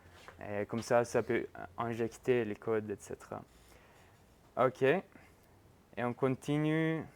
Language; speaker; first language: French; non-native, fluent; Norwegian